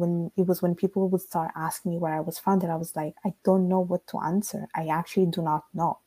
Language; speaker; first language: English; non-native, fluent; Italian